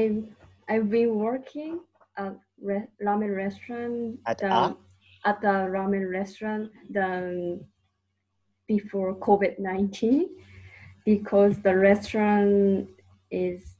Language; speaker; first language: English; non-native, learner; Japanese